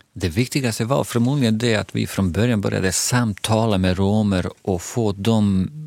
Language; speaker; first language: Swedish; non-native, fluent; Bosnian